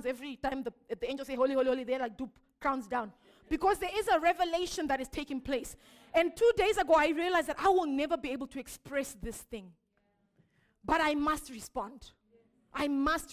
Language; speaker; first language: English; non-native, local second language; Shona